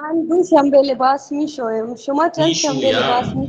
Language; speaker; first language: Persian; non-native, learner; Urdu